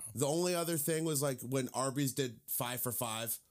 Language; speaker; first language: English; native; English